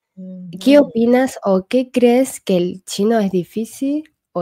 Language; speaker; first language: Spanish; non-native, fluent; Chinese